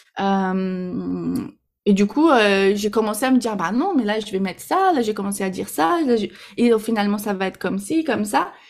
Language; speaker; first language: French; non-native, fluent; Portuguese